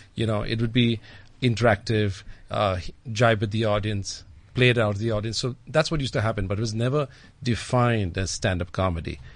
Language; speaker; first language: English; native; English